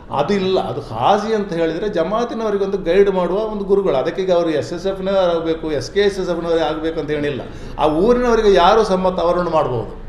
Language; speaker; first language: Kannada; non-native, local second language; Badaga